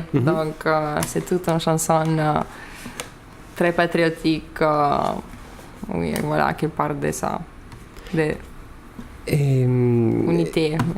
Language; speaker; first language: French; non-native, learner; Lithuanian